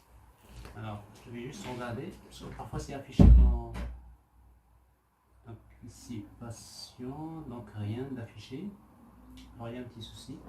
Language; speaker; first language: French; non-native, local second language; Arabic